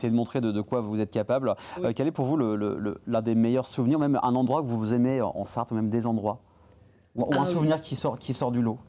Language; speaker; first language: French; native; French